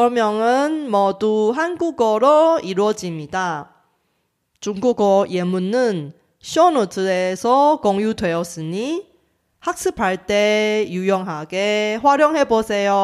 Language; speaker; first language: Korean; non-native, fluent; Chinese